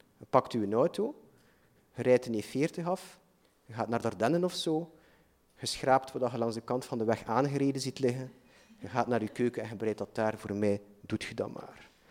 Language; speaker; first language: Dutch; native; Dutch